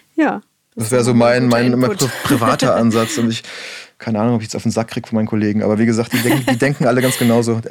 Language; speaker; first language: German; native; German